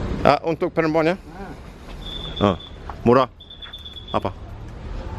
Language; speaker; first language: Indonesian; non-native, learner; English